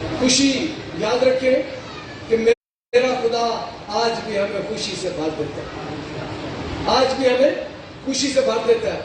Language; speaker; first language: Urdu; non-native, local second language; Punjabi